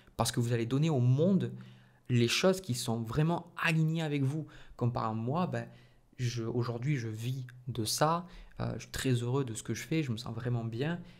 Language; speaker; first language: French; native; French